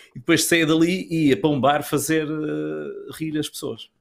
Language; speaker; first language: Portuguese; native; Portuguese